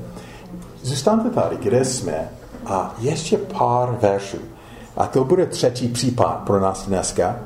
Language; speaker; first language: Czech; non-native, fluent; English